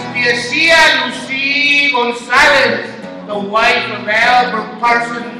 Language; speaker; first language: English; native; English